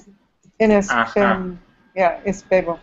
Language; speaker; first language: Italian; non-native, learner; Spanish